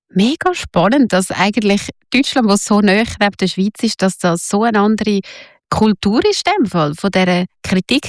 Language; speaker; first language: German; native; German